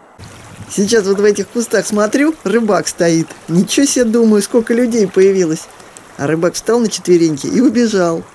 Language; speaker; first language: Russian; native; Russian